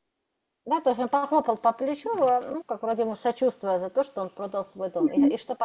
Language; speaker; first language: Russian; native; Russian